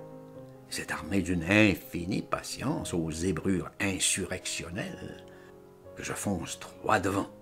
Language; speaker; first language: French; native; French